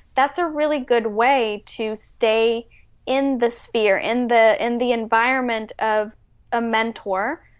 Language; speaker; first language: English; early bilingual, other home language; Spanish